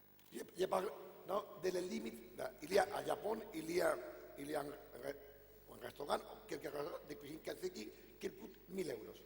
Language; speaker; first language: French; non-native, fluent; Catalan